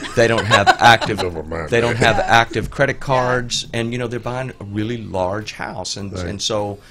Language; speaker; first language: English; native; English